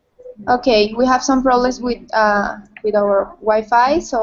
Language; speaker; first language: English; non-native, learner; Spanish